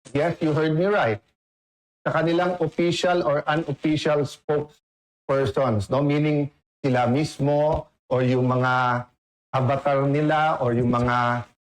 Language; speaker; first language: Filipino; native; Filipino